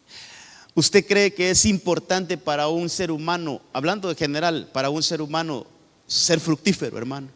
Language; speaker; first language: Spanish; native; Spanish